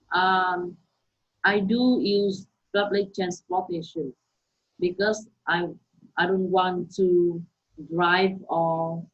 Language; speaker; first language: English; non-native, learner; Vietnamese